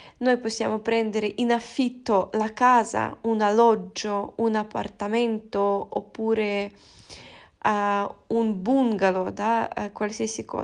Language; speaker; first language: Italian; non-native, fluent; Russian